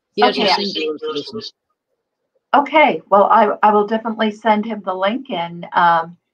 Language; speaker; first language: English; non-native, fluent; Hebrew